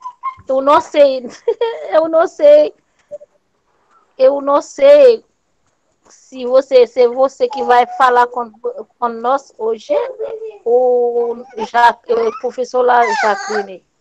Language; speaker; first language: Portuguese; non-native, learner; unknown